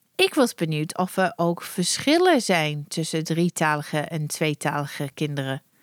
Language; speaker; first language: Dutch; non-native, fluent; English